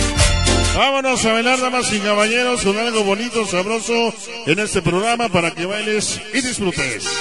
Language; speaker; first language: Spanish; native; Spanish